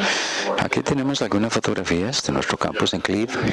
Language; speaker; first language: Spanish; non-native, fluent; German